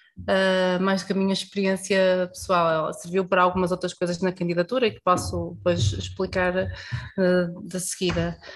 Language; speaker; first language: Portuguese; native; Portuguese